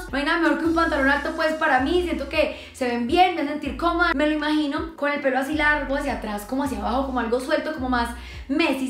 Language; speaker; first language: Spanish; native; Spanish